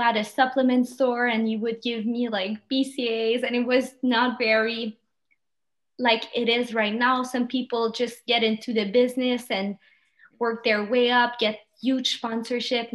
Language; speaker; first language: English; non-native, fluent; French